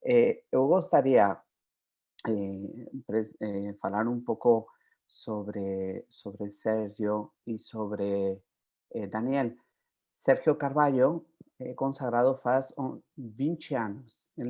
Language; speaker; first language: Portuguese; non-native, fluent; Spanish